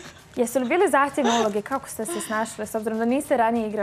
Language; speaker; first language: Croatian; native; Croatian